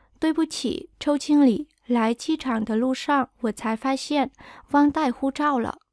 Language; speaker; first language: Chinese; non-native, fluent; Vietnamese